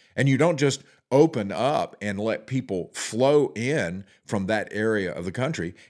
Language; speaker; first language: English; native; English